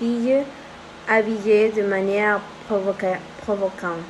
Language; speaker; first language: French; non-native, learner; Spanish